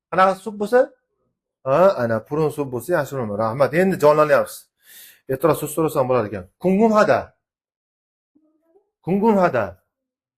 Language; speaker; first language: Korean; non-native, fluent; Uzbek